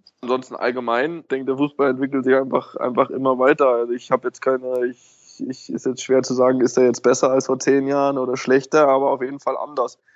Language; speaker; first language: German; native; German